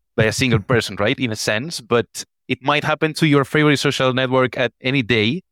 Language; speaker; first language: English; non-native, fluent; Spanish